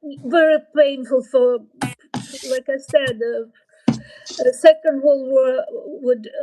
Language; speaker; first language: English; non-native, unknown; Ukrainian